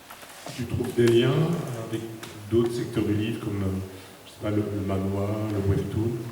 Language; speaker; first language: French; native; French